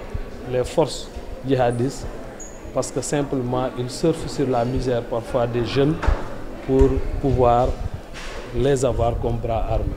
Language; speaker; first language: French; non-native, local second language; Wolof